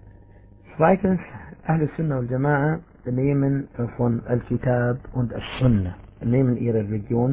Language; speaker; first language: German; non-native, fluent; Arabic